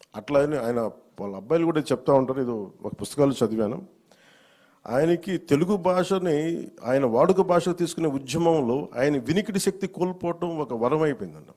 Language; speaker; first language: Telugu; native; Telugu